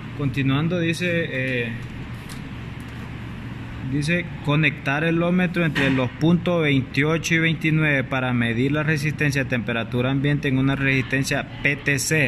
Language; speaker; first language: Spanish; native; Spanish